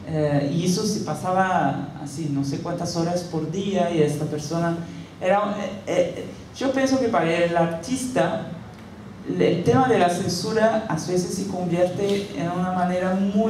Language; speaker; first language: Spanish; non-native, fluent; Portuguese